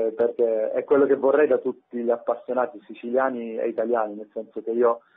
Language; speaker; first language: Italian; native; Italian